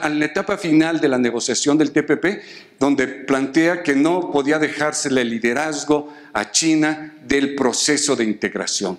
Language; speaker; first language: Spanish; native; Spanish